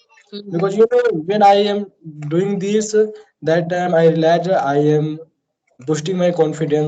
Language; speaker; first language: English; non-native, learner; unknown